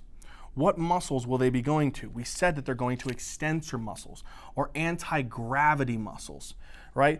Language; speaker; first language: English; native; English